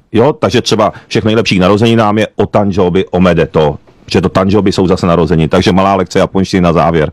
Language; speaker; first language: Czech; early bilingual, other home language; Japanese